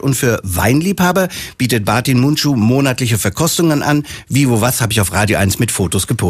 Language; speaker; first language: German; native; German